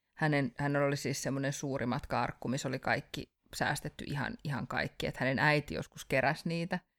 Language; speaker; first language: Finnish; native; Finnish